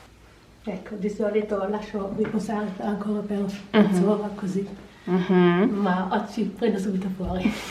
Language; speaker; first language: Italian; non-native, fluent; German